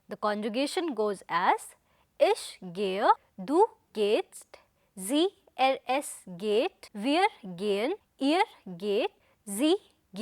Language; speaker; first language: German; non-native, fluent; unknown